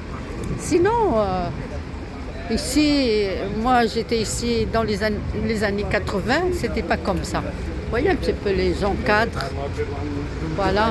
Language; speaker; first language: French; non-native, local second language; Arabic